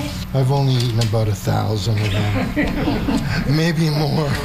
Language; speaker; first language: English; native; English